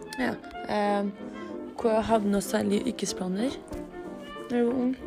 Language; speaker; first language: Norwegian; early bilingual, other home language; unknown